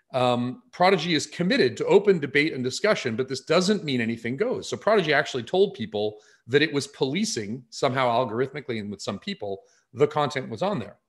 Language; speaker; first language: English; native; English